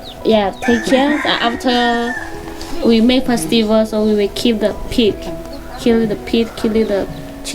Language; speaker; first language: English; non-native, learner; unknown